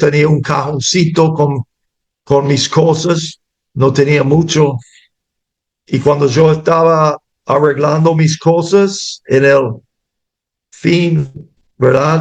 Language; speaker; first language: Spanish; non-native, fluent; English